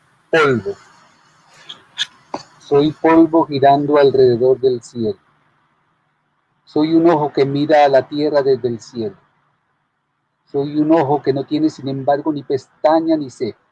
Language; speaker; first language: Spanish; native; Spanish